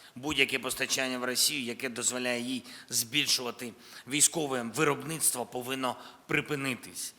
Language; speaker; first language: Ukrainian; non-native, local second language; Russian